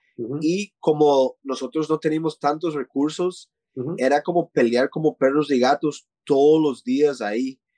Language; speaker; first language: Spanish; early bilingual, heritage; Spanish